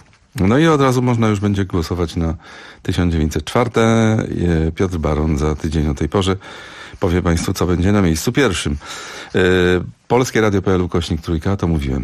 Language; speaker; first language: Polish; native; Polish